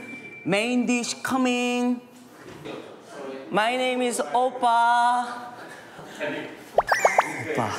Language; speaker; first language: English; non-native, learner; Korean